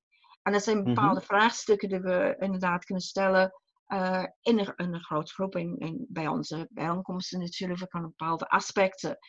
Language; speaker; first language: Dutch; non-native, fluent; English